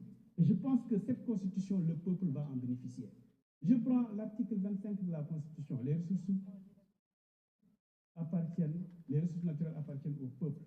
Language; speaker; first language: French; non-native, local second language; Wolof